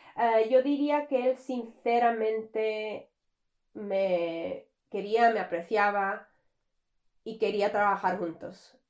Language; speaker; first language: Spanish; early bilingual, heritage; English